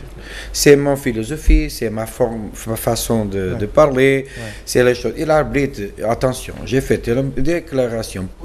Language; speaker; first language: French; non-native, learner; Portuguese